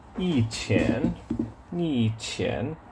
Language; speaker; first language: Chinese; non-native, learner; English